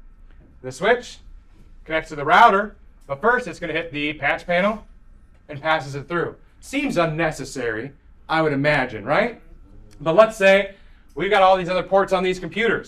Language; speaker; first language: English; native; English